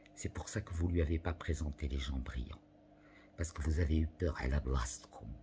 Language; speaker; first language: French; non-native, local second language; Arabic